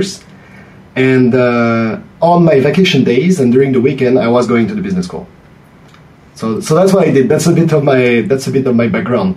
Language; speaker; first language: English; non-native, fluent; French